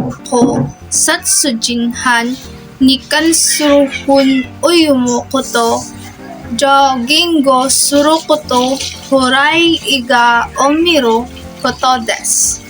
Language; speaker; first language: Japanese; non-native, learner; Filipino